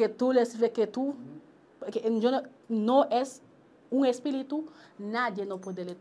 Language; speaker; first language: Spanish; non-native, local second language; Haitian Creole